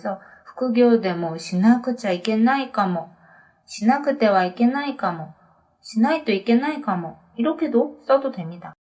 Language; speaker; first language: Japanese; non-native, fluent; Korean